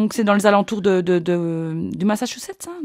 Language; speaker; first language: French; native; French